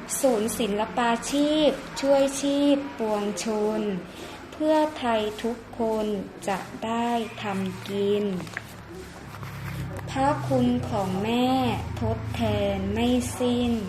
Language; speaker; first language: Thai; native; Thai